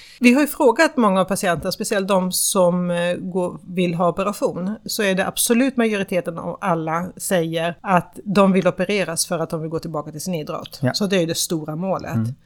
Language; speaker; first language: Swedish; native; Swedish